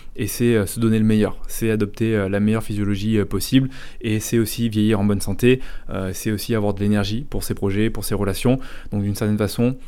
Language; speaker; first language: French; native; French